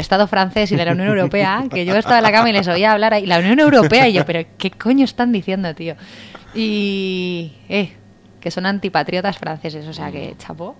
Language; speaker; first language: Spanish; native; Spanish